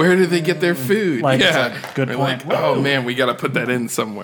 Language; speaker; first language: English; native; English